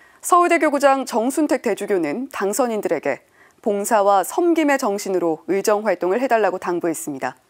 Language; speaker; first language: Korean; native; Korean